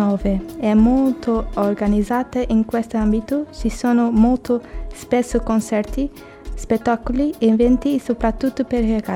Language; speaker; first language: Italian; non-native, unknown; Portuguese